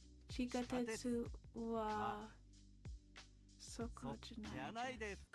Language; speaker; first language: Japanese; non-native, learner; English